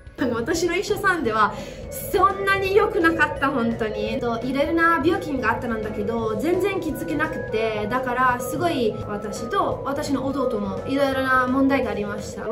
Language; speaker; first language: Japanese; non-native, learner; Italian